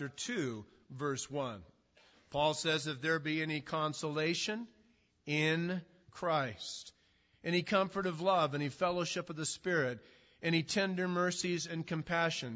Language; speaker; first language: English; native; English